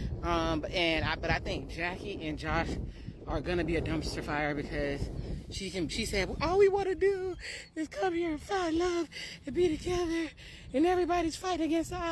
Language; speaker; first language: English; native; English